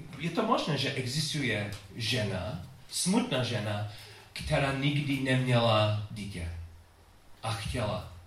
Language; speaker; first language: Czech; non-native, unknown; English